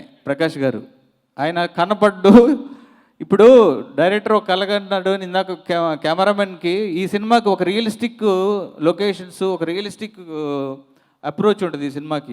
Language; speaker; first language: Telugu; native; Telugu